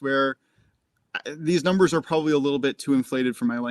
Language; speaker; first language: English; native; English